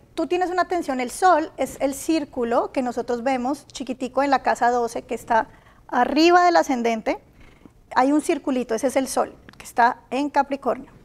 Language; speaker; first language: Spanish; native; Spanish